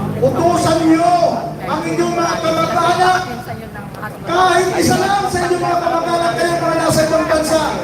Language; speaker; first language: Filipino; non-native, local second language; Iloko